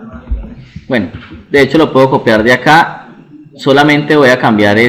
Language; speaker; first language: Spanish; native; Spanish